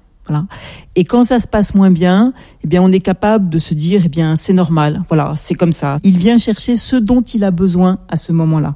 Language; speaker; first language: French; native; French